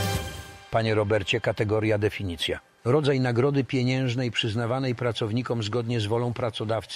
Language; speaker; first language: Polish; native; Polish